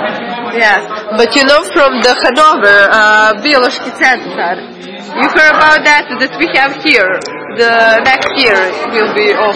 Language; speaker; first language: English; non-native, learner; Serbian